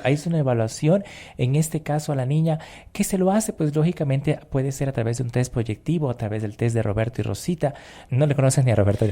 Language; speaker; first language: Spanish; native; Spanish